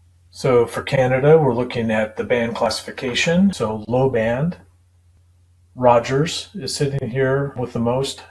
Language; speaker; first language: English; native; English